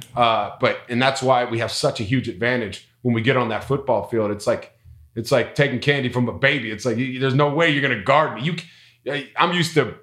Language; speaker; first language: English; native; English